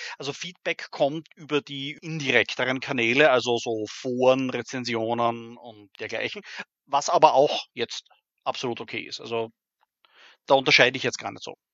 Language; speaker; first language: German; native; German